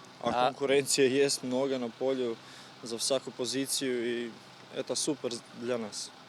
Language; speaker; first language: Russian; non-native, learner; Croatian